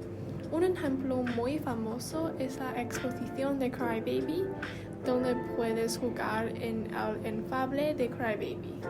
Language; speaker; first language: Spanish; non-native, learner; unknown